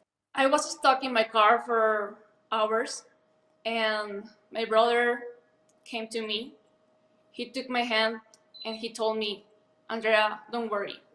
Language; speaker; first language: English; non-native, fluent; Spanish